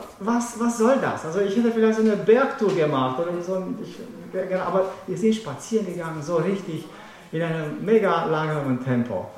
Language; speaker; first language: German; non-native, fluent; Romanian